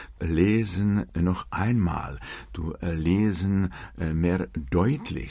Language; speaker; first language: German; non-native, fluent; Czech